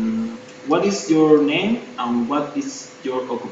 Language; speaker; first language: English; non-native, learner; Spanish